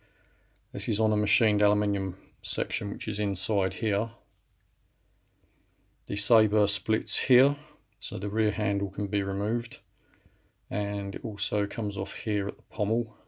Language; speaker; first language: English; native; English